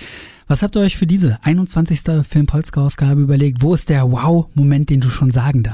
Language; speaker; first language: German; native; German